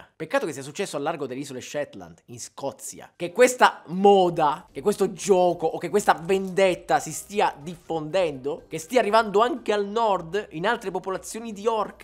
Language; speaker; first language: Italian; native; Italian